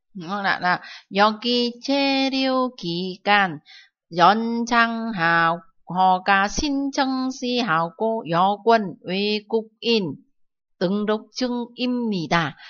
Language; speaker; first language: Korean; non-native, fluent; Vietnamese